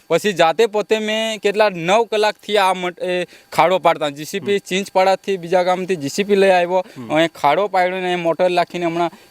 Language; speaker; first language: Gujarati; non-native, local second language; Kukna